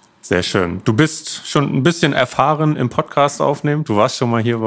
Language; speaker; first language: German; native; German